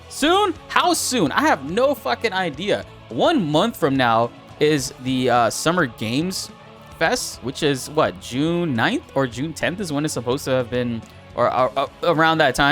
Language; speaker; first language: English; native; English